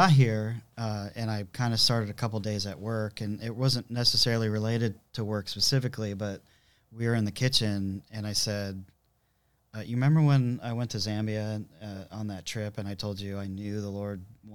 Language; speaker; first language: English; native; English